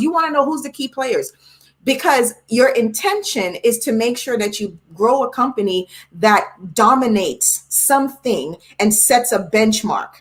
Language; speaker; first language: English; native; English